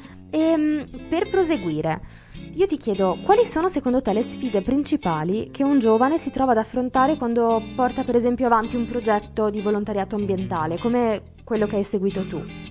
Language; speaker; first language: Italian; native; Italian